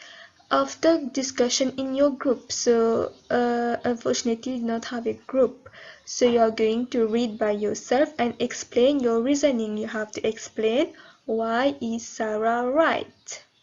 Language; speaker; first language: English; non-native, local second language; Morisyen